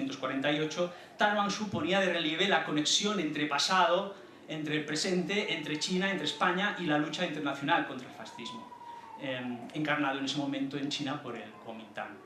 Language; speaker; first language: Spanish; native; Spanish